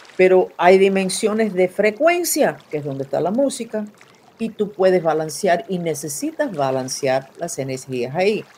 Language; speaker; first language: Spanish; non-native, fluent; English